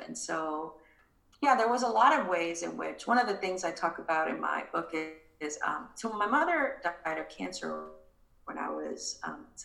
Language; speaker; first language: English; early bilingual, other home language; Spanish